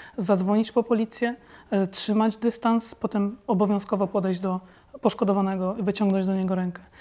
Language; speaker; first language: Polish; native; Polish